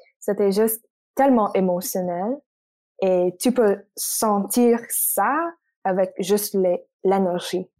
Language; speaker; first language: French; non-native, local second language; English